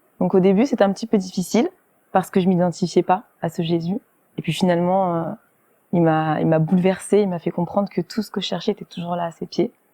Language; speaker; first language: French; early bilingual, other home language; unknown